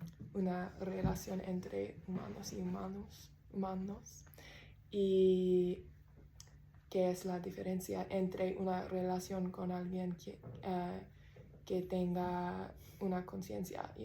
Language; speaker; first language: Spanish; non-native, learner; English